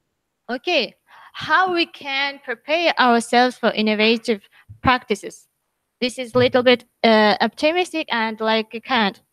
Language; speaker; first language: English; non-native, learner; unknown